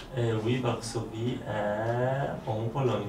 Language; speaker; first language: French; non-native, learner; Polish